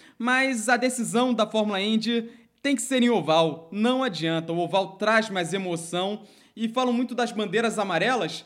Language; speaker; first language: Portuguese; native; Portuguese